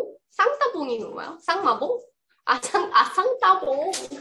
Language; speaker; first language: Korean; non-native, fluent; Thai